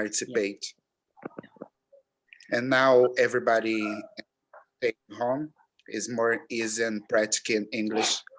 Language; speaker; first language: English; non-native, learner; Portuguese